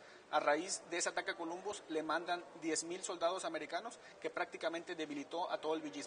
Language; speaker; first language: Spanish; native; Spanish